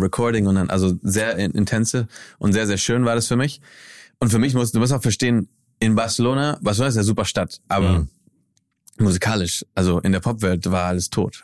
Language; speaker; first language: German; early bilingual, heritage; German